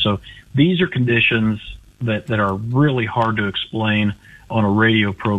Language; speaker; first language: English; native; English